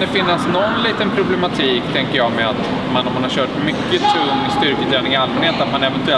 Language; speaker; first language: Swedish; native; Swedish